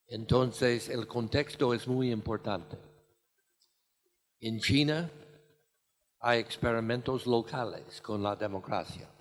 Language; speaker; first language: Spanish; non-native, fluent; English